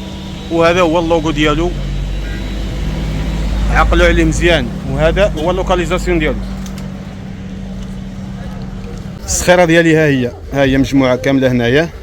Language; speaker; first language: Arabic; native; Arabic